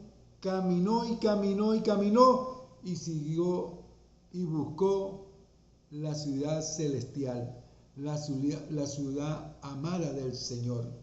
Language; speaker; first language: Spanish; native; Spanish